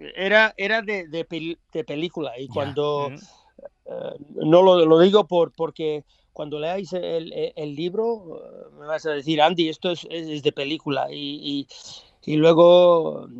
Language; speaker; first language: Spanish; non-native, fluent; English